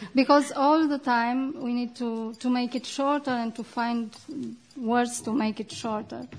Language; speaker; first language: English; non-native, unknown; Romanian